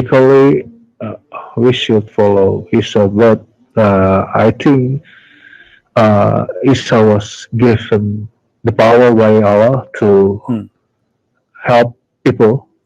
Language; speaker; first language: English; non-native, learner; Indonesian